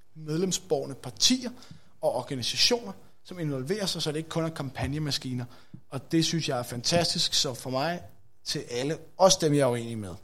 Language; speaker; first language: Danish; native; Danish